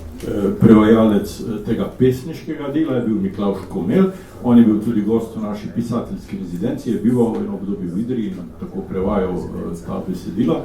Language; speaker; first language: Slovenian; native; Slovenian